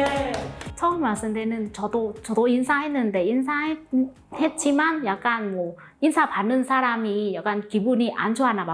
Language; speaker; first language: Korean; non-native, fluent; Vietnamese